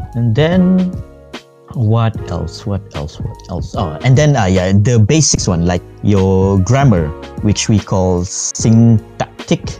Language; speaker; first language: English; non-native, fluent; Malay